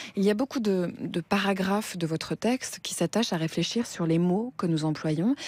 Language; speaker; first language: French; native; French